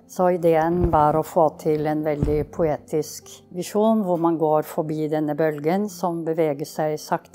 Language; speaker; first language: Norwegian; early bilingual, heritage; Norwegian